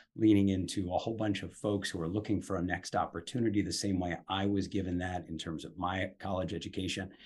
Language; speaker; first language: English; native; English